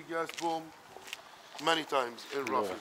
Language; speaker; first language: English; non-native, learner; Arabic